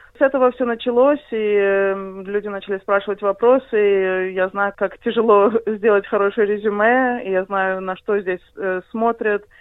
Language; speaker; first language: Russian; early bilingual, heritage; Russian